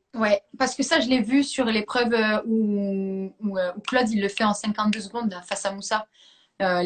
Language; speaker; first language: French; native; French